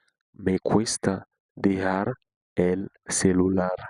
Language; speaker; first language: Spanish; non-native, fluent; Haitian Creole